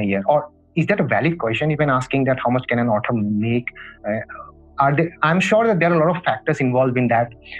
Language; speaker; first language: English; non-native, local second language; Assamese